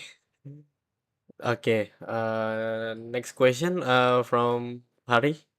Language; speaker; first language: English; non-native, learner; Indonesian